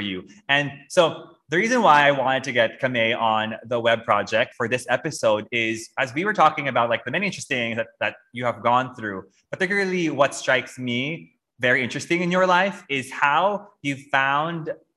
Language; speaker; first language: English; non-native, local second language; Filipino